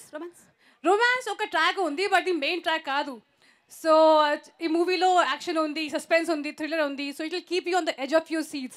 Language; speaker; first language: Telugu; non-native, learner; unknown